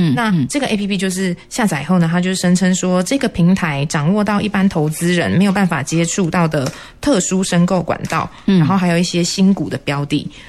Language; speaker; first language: Chinese; native; Chinese